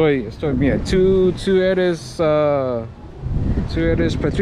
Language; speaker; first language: Spanish; non-native, learner; English